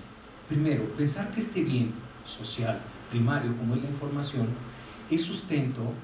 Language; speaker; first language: Spanish; native; Spanish